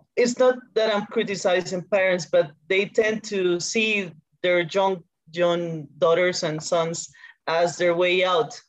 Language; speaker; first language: English; non-native, fluent; Spanish